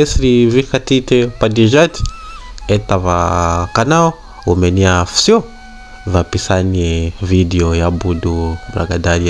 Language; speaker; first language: Russian; non-native, learner; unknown